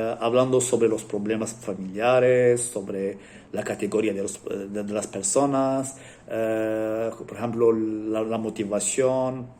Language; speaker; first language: Spanish; non-native, fluent; Arabic